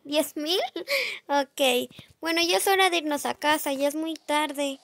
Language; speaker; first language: Spanish; native; Spanish